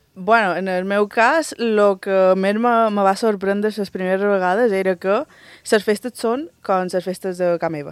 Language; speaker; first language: Catalan; early bilingual, other home language; Spanish